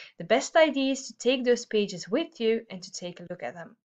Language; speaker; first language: English; non-native, fluent; Dutch